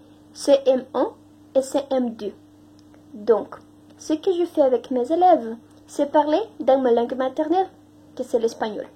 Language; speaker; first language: French; non-native, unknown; Spanish